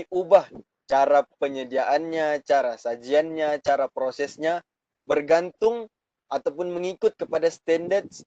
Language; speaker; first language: Malay; native; Malay